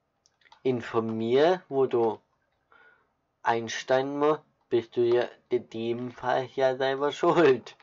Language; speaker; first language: German; native; German